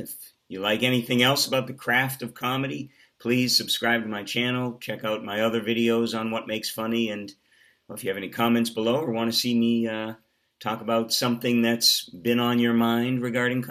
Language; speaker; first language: English; native; English